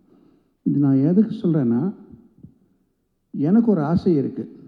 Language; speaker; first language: Tamil; non-native, local second language; Telugu